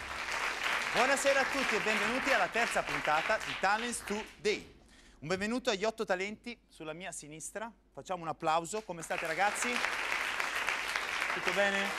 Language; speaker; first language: Italian; native; Italian